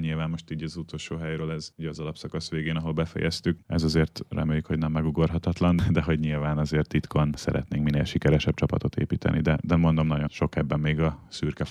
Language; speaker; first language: Hungarian; native; Hungarian